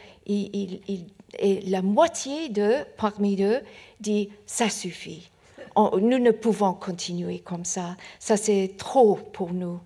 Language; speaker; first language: French; non-native, fluent; Persian